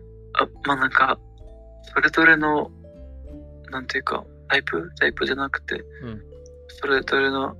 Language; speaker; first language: Japanese; non-native, fluent; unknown